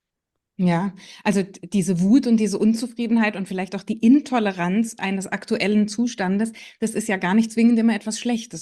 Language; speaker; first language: German; native; German